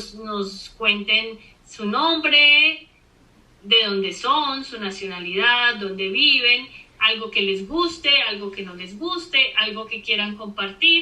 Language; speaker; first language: Spanish; non-native, fluent; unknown